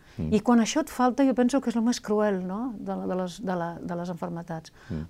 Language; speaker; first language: Catalan; native; Catalan